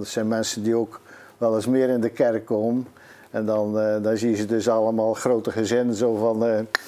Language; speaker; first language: Dutch; native; Dutch